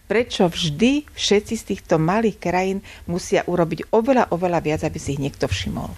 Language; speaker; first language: Slovak; native; Slovak